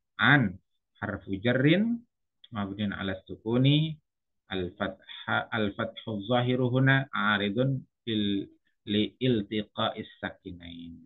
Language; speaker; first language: Arabic; non-native, fluent; Indonesian